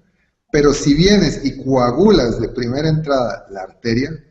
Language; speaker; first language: Spanish; native; Spanish